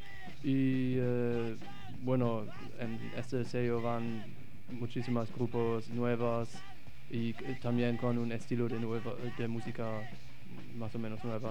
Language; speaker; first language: Spanish; non-native, fluent; German